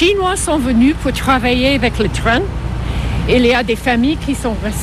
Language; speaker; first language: French; non-native, fluent; English